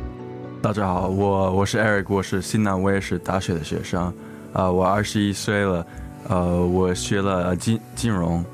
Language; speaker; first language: Chinese; early bilingual, heritage; English